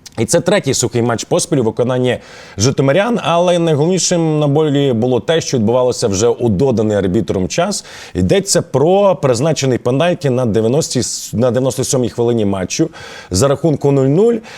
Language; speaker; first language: Ukrainian; native; Ukrainian